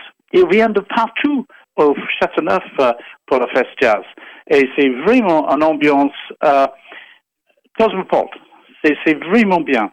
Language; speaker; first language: French; non-native, fluent; English